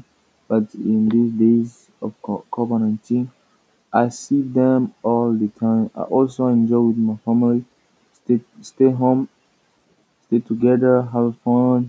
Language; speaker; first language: English; non-native, local second language; Swahili